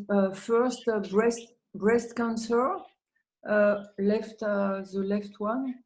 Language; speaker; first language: English; non-native, learner; French